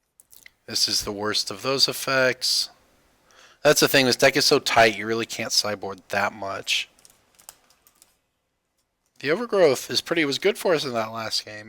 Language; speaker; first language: English; native; English